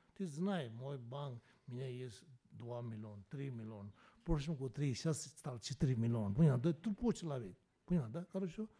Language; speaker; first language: Russian; non-native, learner; Tibetan